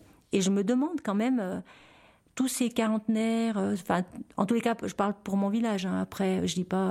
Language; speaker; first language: French; native; French